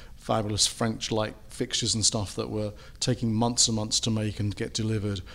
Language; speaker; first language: English; native; English